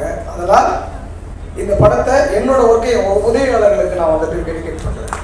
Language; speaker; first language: Tamil; native; Tamil